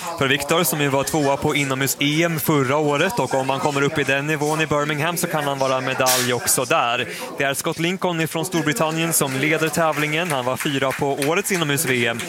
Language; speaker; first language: Swedish; native; Swedish